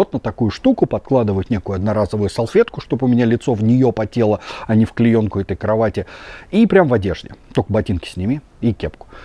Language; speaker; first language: Russian; native; Russian